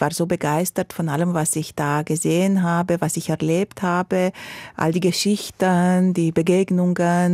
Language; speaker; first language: German; non-native, local second language; Romanian